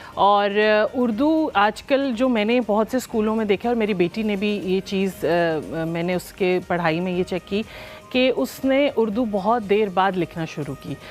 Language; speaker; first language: Urdu; native; Urdu